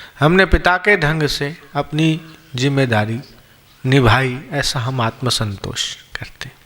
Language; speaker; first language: Hindi; non-native, local second language; Sindhi